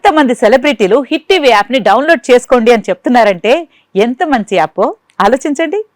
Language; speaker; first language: Telugu; native; Telugu